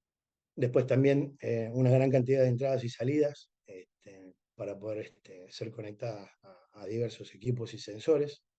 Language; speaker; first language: Spanish; native; Spanish